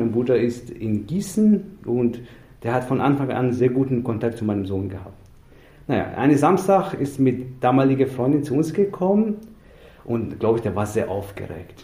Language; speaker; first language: German; non-native, fluent; Persian